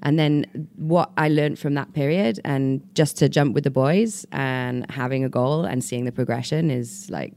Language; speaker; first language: English; native; English